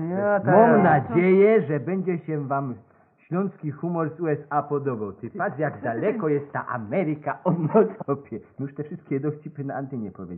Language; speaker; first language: Polish; native; Polish